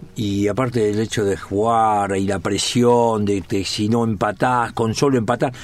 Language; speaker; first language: Spanish; native; Spanish